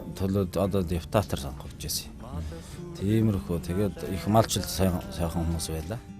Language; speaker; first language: Mongolian; native; Mongolian